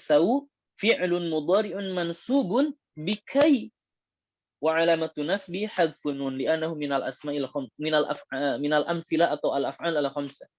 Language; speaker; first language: Arabic; non-native, fluent; Indonesian